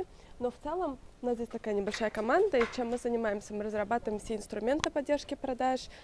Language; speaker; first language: Russian; native; Russian